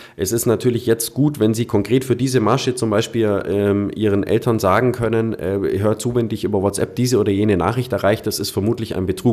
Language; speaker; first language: German; native; German